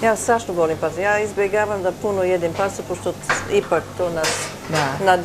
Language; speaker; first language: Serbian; early bilingual, heritage; Serbian